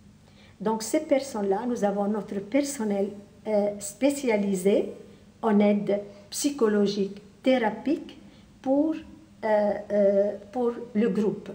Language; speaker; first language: French; non-native, local second language; Arabic